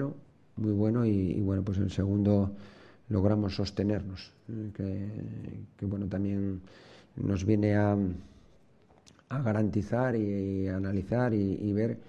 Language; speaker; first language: Spanish; native; Spanish